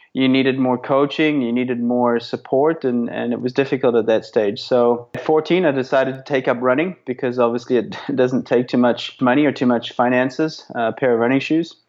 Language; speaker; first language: English; native; English